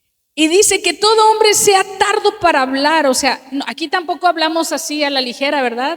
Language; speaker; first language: Spanish; native; Spanish